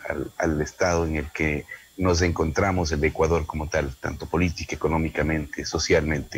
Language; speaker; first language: Spanish; native; Spanish